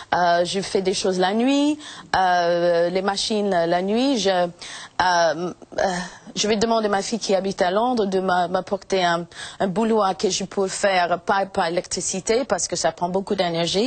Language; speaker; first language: French; non-native, fluent; English